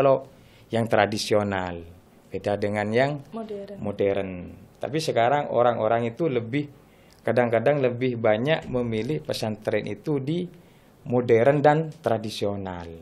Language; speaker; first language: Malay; non-native, local second language; Madurese